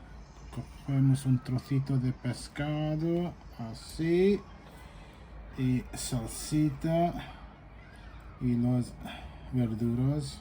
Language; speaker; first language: Spanish; non-native, fluent; Bangla